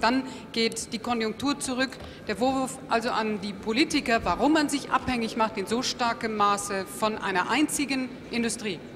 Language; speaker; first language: German; native; German